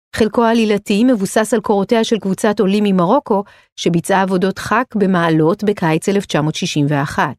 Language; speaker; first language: Hebrew; native; Hebrew